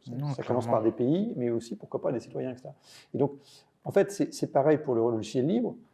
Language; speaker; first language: French; native; French